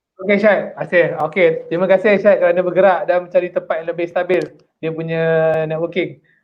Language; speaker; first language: Malay; native; Malay